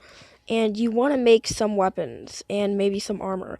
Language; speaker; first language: English; native; English